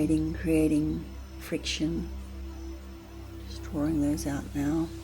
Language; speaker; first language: English; native; English